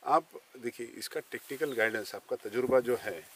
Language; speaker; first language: Hindi; non-native, local second language; Marathi